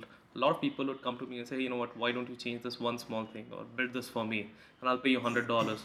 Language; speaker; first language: English; non-native, local second language; Hindi